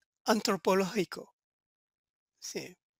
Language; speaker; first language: Spanish; non-native, fluent; French